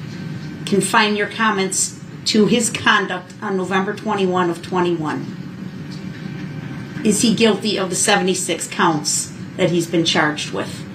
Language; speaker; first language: English; native; English